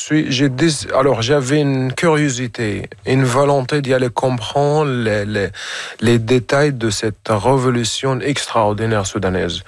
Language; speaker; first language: French; non-native, fluent; Arabic